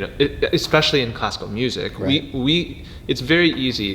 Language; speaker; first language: English; native; English